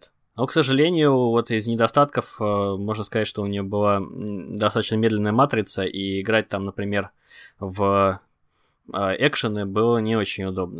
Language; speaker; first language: Russian; native; Russian